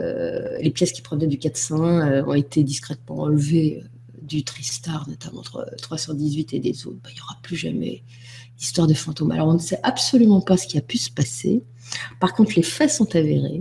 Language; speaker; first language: French; native; French